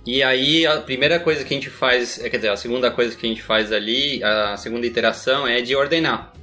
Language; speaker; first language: Portuguese; non-native, fluent; Spanish